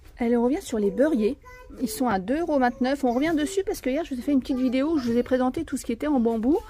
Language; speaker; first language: French; native; French